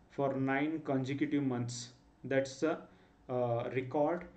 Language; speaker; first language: English; non-native, local second language; Kannada